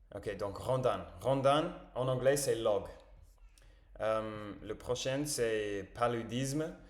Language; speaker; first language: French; non-native, learner; English